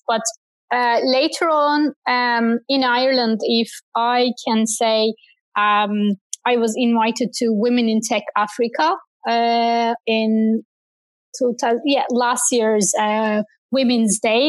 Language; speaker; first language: English; non-native, fluent; Turkish